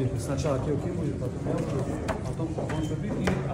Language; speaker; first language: Russian; non-native, local second language; Tajik